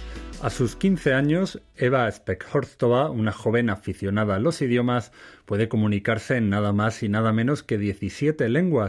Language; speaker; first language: Spanish; native; Spanish